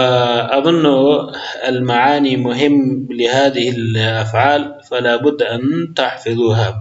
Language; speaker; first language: Arabic; non-native, fluent; Persian